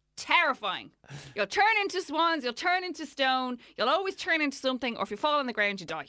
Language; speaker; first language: English; native; English